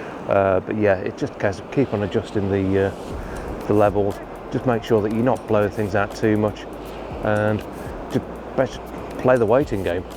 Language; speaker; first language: English; native; English